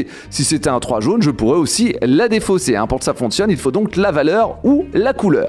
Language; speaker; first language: French; native; French